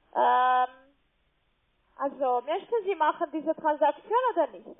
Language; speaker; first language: German; non-native, learner; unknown